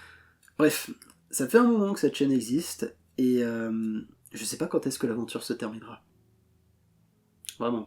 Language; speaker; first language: French; native; French